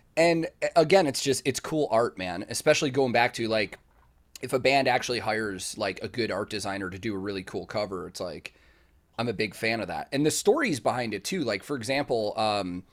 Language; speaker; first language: English; native; English